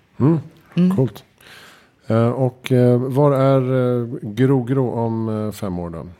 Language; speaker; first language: Swedish; native; Swedish